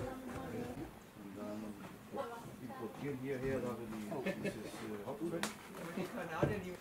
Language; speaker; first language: German; non-native, learner; Spanish